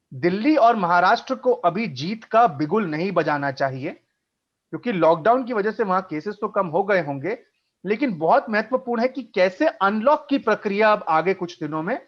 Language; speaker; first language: Hindi; native; Hindi